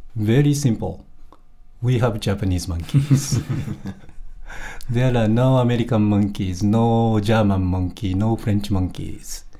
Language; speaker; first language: English; non-native, fluent; Japanese